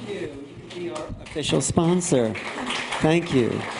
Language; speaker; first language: English; native; English